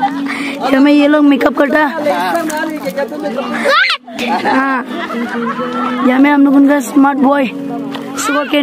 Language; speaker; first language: Hindi; non-native, local second language; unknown